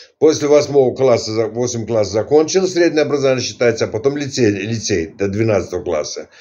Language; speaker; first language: Russian; non-native, local second language; Turkmen